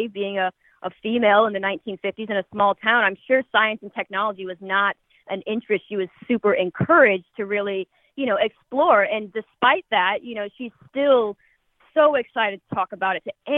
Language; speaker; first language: English; native; English